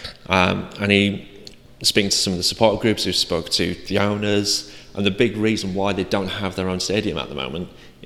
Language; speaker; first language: English; native; English